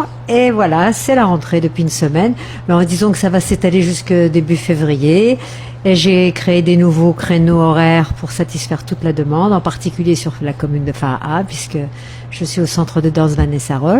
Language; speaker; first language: French; native; French